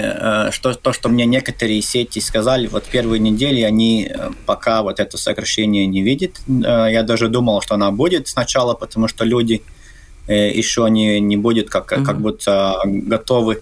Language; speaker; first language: Russian; non-native, local second language; Latvian